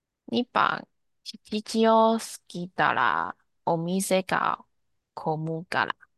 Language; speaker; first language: Japanese; non-native, learner; Chinese